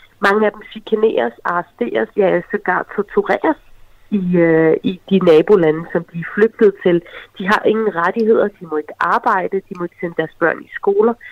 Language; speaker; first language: Danish; early bilingual, other home language; Arabic